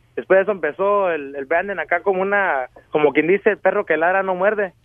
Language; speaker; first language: Spanish; early bilingual, heritage; Spanish